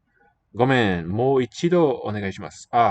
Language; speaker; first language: Japanese; non-native, learner; English